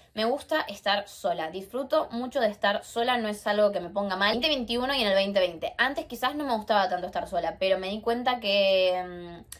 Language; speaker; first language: Spanish; native; Spanish